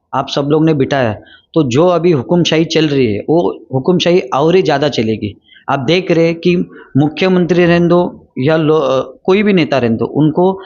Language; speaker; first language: Hindi; non-native, local second language; Marathi